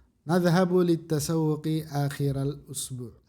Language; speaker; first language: Arabic; non-native, fluent; Indonesian